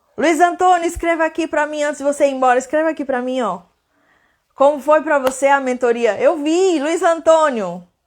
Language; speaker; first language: Portuguese; native; Portuguese